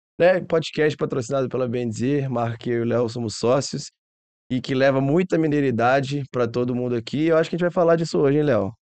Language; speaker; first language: Portuguese; native; Portuguese